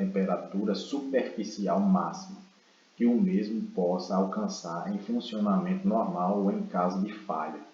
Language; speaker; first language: Portuguese; native; Portuguese